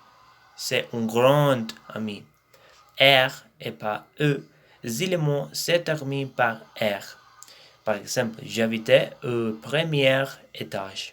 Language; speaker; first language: French; non-native, learner; Spanish